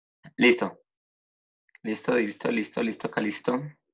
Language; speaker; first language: Spanish; native; Spanish